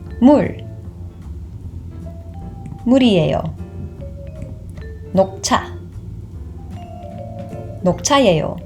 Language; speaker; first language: Korean; non-native, fluent; English